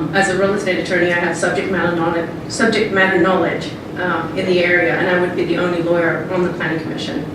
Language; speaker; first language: English; native; English